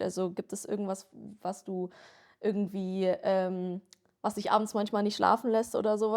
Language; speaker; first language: German; native; German